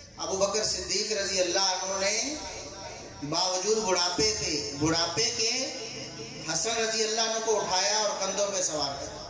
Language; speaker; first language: Urdu; non-native, local second language; Punjabi